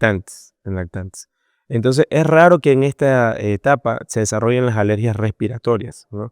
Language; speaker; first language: Spanish; native; Spanish